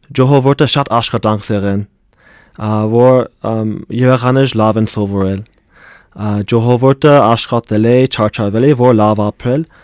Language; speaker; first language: Armenian; non-native, fluent; English